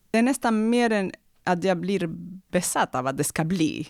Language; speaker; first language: Swedish; non-native, fluent; Spanish